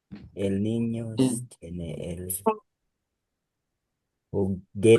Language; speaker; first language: Spanish; non-native, learner; Filipino